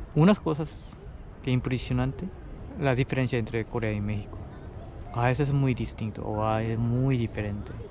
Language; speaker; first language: Spanish; non-native, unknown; Korean